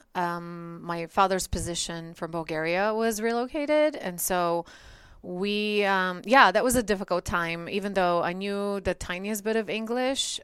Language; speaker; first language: English; early bilingual, other home language; Bulgarian